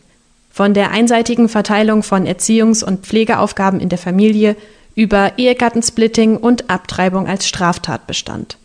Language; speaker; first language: German; native; German